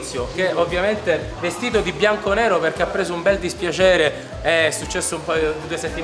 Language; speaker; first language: Italian; native; Italian